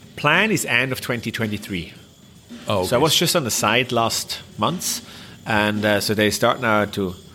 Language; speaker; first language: English; non-native, fluent; Swiss German